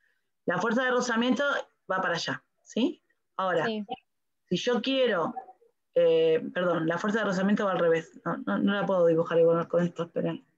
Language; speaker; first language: Spanish; native; Spanish